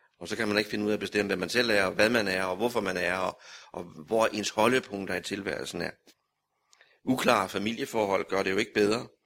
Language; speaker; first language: Danish; native; Danish